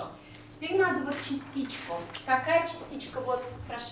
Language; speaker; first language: Russian; native; Russian